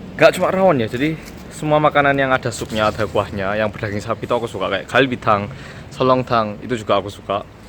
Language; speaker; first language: Indonesian; early bilingual, other home language; Korean